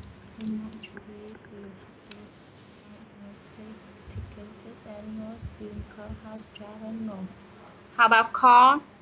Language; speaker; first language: English; non-native, learner; Vietnamese